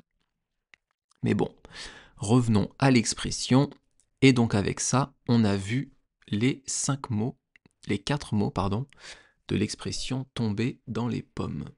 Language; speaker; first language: French; native; French